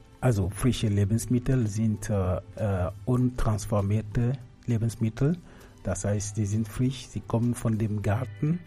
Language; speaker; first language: German; non-native, fluent; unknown